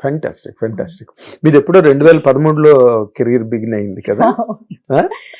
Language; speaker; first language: Telugu; native; Telugu